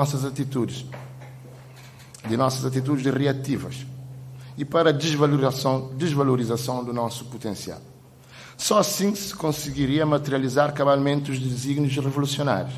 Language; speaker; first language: Portuguese; non-native, local second language; Kabuverdianu